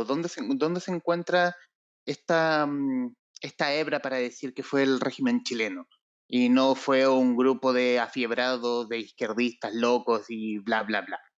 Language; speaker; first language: Spanish; native; Spanish